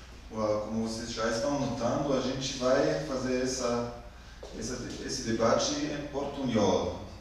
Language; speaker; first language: Portuguese; non-native, fluent; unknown